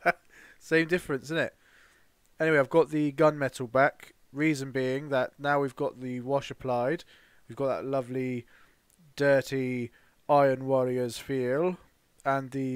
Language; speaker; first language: English; native; English